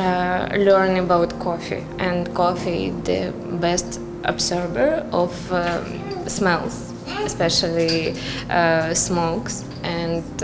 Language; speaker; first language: English; non-native, learner; Russian